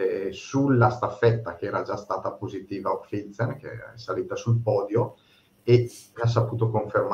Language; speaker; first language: Italian; native; Italian